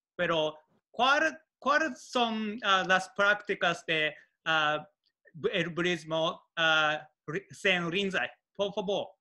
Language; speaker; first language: Spanish; non-native, learner; Japanese